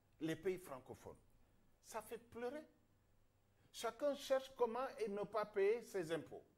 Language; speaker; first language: French; non-native, local second language; Wolof